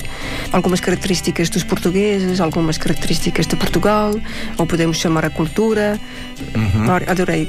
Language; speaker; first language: Portuguese; non-native, fluent; Estonian